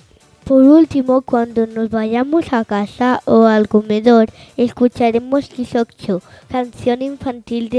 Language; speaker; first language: Spanish; non-native, local second language; Catalan